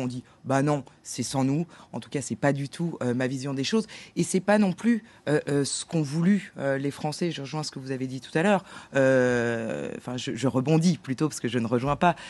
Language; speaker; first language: French; native; French